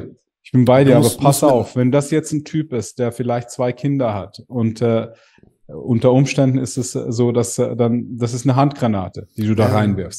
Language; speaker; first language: German; native; German